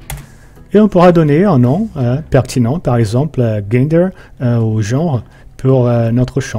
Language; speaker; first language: French; non-native, fluent; Portuguese